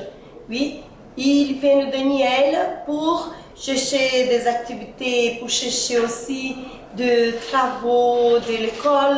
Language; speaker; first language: French; non-native, fluent; Portuguese